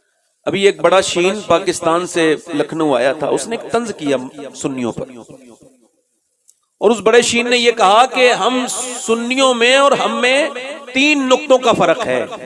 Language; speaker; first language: Urdu; native; Urdu